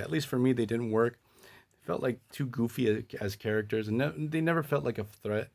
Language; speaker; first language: English; native; English